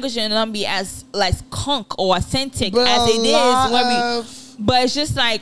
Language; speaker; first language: English; non-native, local second language; Yoruba